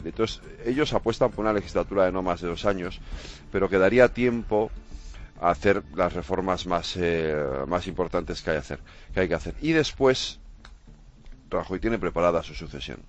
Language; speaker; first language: Spanish; native; Spanish